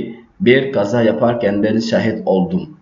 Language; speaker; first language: Turkish; non-native, fluent; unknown